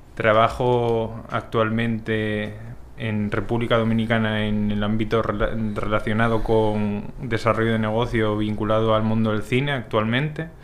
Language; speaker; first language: Spanish; native; Spanish